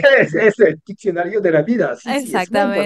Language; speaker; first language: Spanish; non-native, learner; French